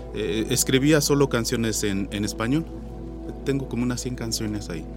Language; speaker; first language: Spanish; non-native, local second language; Nahuatl languages